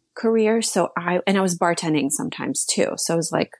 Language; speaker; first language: English; early bilingual, other home language; Slovak